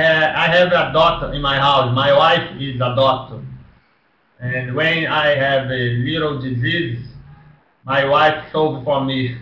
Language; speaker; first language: English; non-native, learner; Portuguese